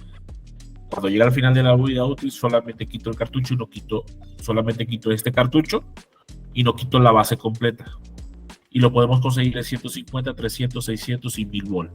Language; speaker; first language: Spanish; native; Spanish